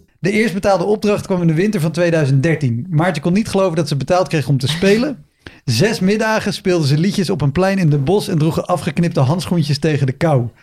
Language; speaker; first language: Dutch; native; Dutch